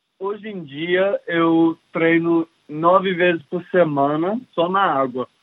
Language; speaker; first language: Portuguese; early bilingual, heritage; English